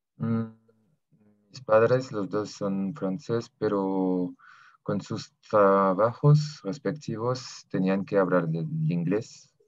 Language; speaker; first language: Spanish; non-native, fluent; French